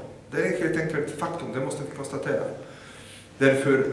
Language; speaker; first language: Swedish; non-native, fluent; Polish